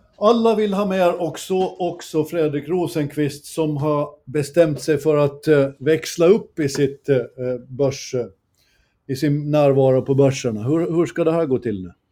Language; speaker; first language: Swedish; native; Swedish